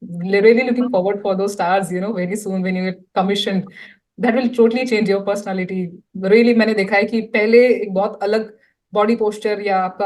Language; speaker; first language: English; non-native, local second language; Hindi